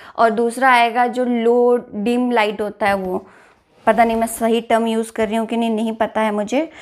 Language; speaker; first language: Hindi; native; Hindi